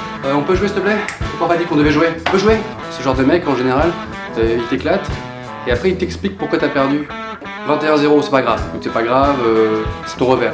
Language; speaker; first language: French; native; French